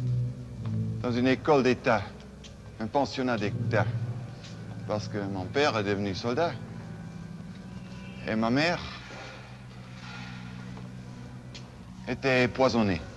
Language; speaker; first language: French; non-native, fluent; German